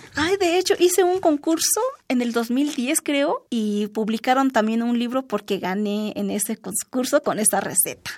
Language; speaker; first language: Spanish; non-native, local second language; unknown